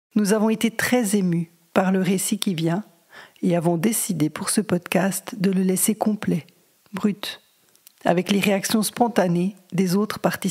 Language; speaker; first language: French; native; French